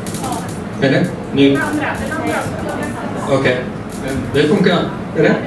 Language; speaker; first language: Swedish; early bilingual, heritage; French